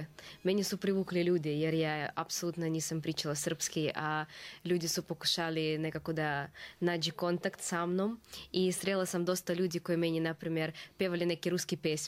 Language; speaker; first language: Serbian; non-native, fluent; Russian